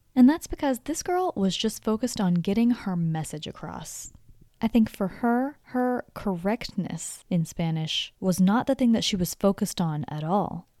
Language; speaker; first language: English; native; English